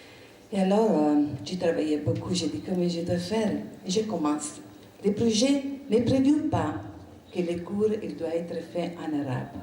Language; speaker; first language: French; non-native, learner; Italian